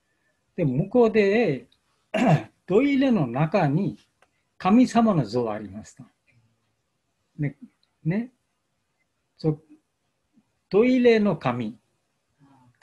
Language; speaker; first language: Japanese; non-native, fluent; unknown